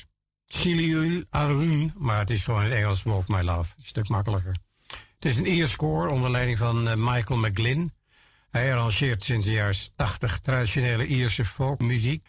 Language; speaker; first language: Dutch; native; Dutch